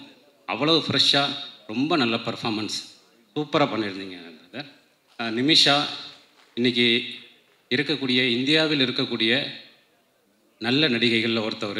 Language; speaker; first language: Tamil; native; Tamil